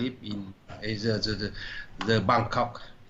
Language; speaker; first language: English; non-native, learner; Vietnamese